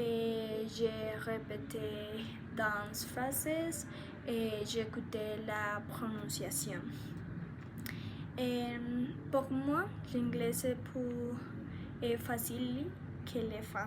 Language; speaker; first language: French; non-native, learner; Spanish